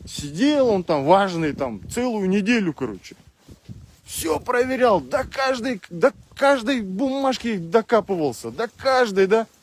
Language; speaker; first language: Russian; non-native, local second language; Kyrgyz